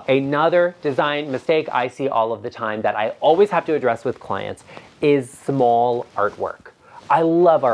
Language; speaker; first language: English; native; English